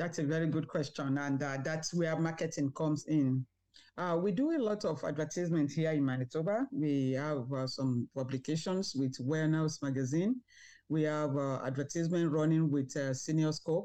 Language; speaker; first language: English; non-native, local second language; Yoruba